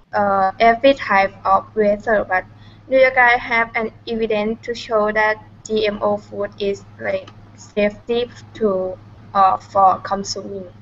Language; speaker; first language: English; non-native, learner; Thai